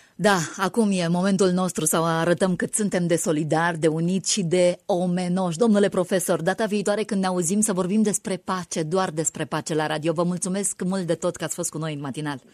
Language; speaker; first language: Romanian; native; Romanian